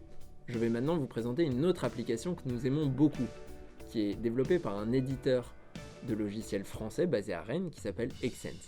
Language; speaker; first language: French; native; French